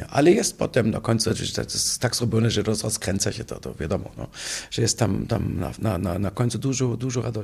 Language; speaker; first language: Polish; non-native, fluent; German